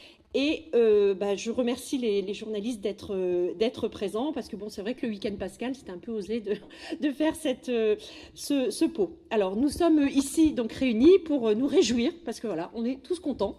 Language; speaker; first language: French; native; French